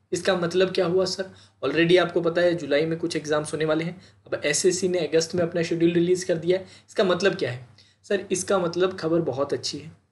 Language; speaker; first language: Hindi; native; Hindi